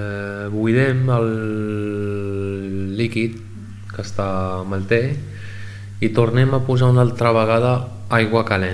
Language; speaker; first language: Catalan; non-native, learner; Arabic